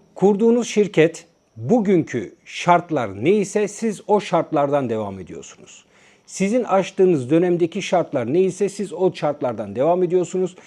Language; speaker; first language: Turkish; native; Turkish